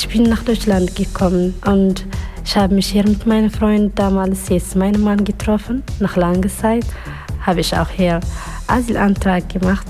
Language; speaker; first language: German; non-native, learner; Tigrinya